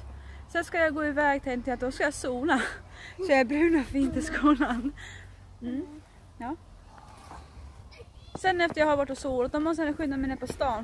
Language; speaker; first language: Swedish; native; Swedish